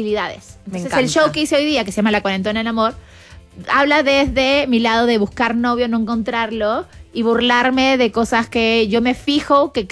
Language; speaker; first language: Spanish; native; Spanish